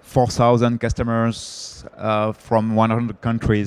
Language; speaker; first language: English; non-native, fluent; French